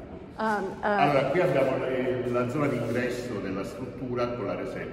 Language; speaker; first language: Italian; native; Italian